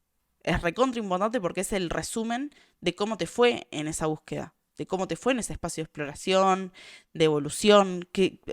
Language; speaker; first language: Spanish; native; Spanish